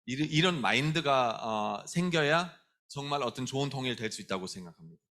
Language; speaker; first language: Korean; non-native, fluent; German